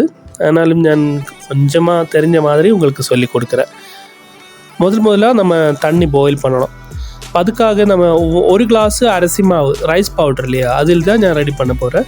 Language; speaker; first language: Tamil; non-native, learner; Malayalam